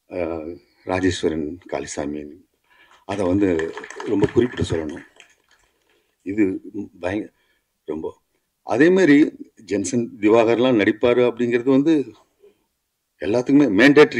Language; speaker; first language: Tamil; native; Tamil